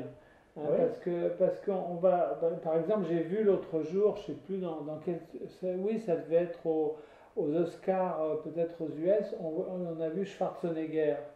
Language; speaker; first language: French; native; French